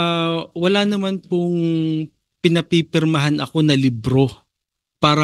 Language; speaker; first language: Filipino; native; Filipino